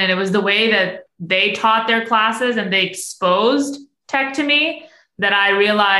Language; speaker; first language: English; non-native, local second language; Urdu